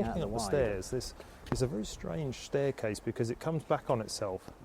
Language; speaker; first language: English; native; English